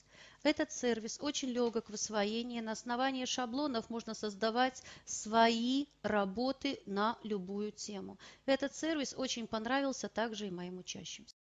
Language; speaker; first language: Russian; native; Russian